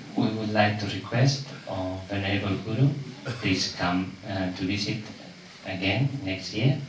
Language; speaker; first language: English; non-native, learner; Spanish